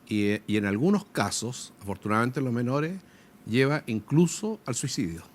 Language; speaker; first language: Spanish; native; Spanish